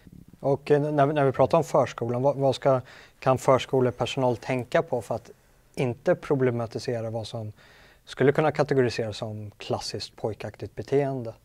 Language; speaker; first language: Swedish; native; Swedish